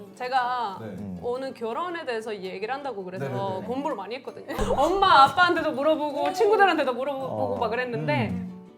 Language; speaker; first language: Korean; non-native, fluent; Italian